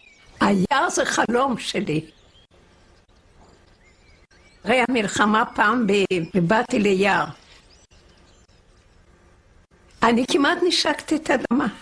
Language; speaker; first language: Hebrew; non-native, fluent; Yiddish